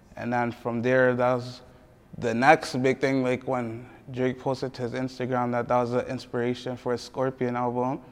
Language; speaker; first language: English; early bilingual, other home language; French